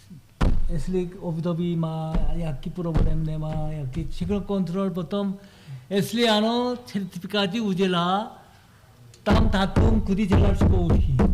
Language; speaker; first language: Czech; non-native, learner; Korean